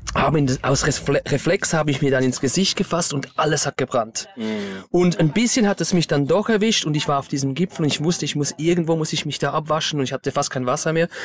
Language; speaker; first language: German; native; German